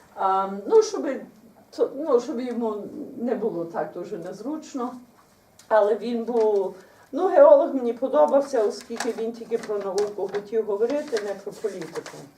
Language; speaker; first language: Ukrainian; early bilingual, heritage; Ukrainian